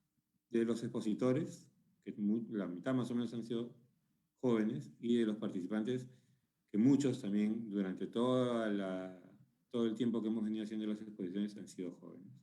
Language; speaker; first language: Spanish; native; Spanish